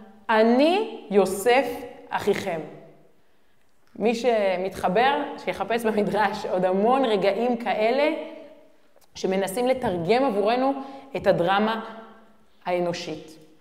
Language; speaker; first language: Hebrew; native; Hebrew